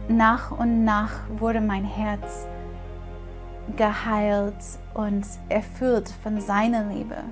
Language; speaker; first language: German; non-native, fluent; English